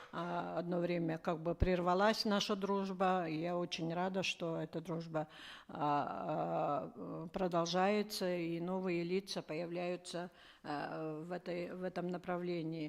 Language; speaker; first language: Russian; native; Russian